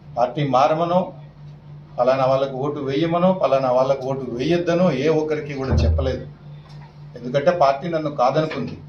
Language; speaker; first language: Telugu; native; Telugu